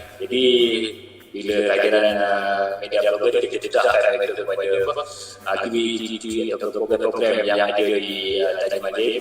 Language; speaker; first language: Malay; native; Malay